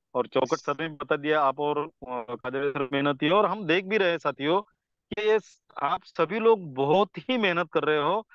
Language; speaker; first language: Hindi; non-native, local second language; Marathi